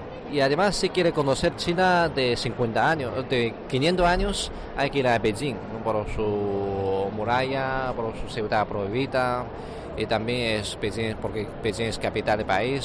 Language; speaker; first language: Spanish; non-native, fluent; Chinese